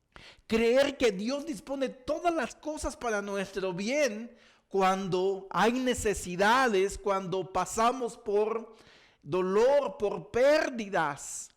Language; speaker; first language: Spanish; native; Spanish